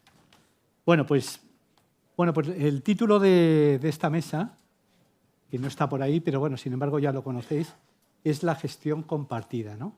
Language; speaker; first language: Spanish; native; Spanish